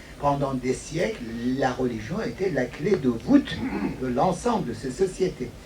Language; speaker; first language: French; non-native, fluent; Persian